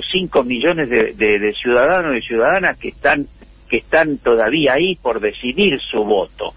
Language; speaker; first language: Spanish; native; Spanish